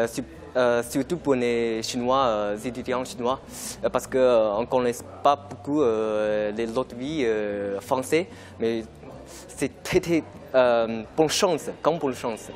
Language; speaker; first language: French; non-native, learner; Chinese